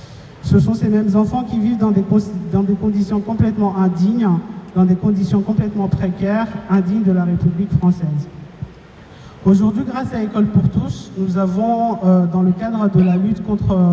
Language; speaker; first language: French; non-native, local second language; Comorian